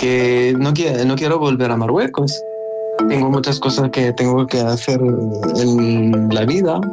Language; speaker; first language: Spanish; non-native, learner; Arabic